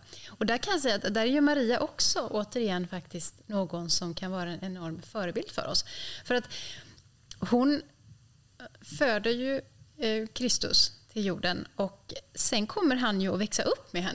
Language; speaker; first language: Swedish; native; Swedish